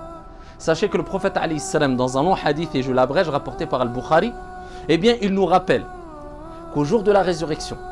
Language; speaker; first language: French; native; French